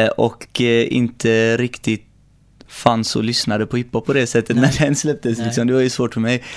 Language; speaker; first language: Swedish; early bilingual, other home language; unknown